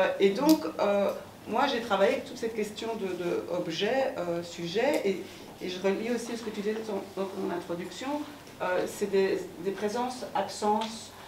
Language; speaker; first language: French; native; French